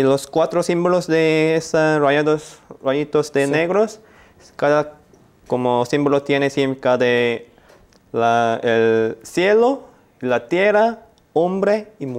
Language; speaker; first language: Spanish; non-native, learner; Korean